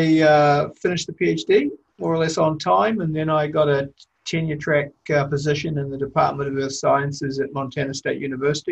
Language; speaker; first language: English; native; English